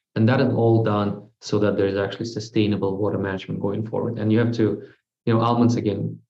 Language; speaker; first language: English; non-native, fluent; Russian